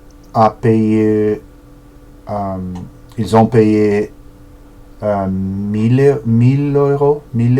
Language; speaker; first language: French; non-native, learner; Portuguese